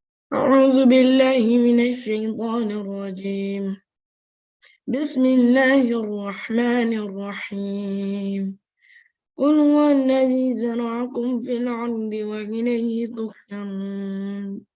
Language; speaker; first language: Arabic; non-native, learner; English